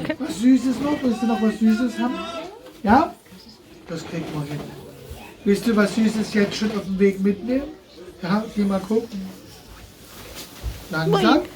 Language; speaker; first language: German; native; German